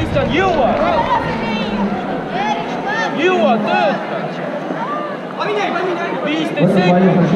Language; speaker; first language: Estonian; non-native, local second language; Russian